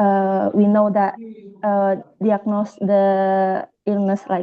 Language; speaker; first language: English; non-native, learner; Indonesian